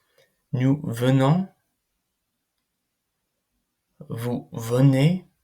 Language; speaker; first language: French; non-native, fluent; English